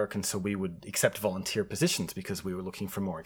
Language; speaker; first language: English; native; English